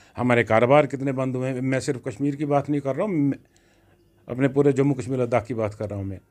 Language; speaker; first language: Hindi; non-native, local second language; Kashmiri